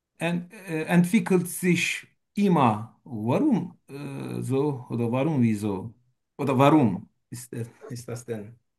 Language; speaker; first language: German; non-native, learner; Turkish